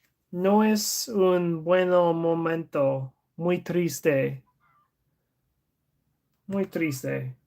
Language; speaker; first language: Spanish; non-native, learner; English